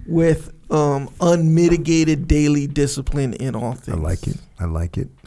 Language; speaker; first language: English; native; English